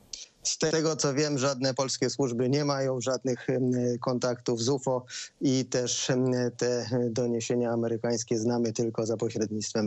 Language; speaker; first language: Polish; native; Polish